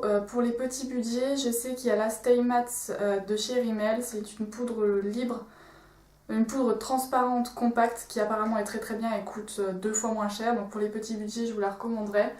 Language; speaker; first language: French; native; French